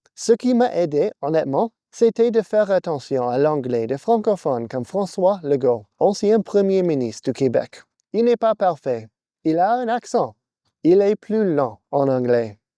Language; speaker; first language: French; non-native, fluent; English